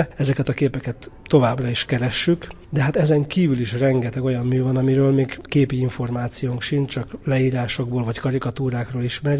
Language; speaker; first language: Hungarian; native; Hungarian